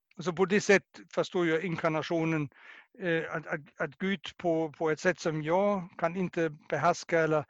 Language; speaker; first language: Swedish; non-native, fluent; German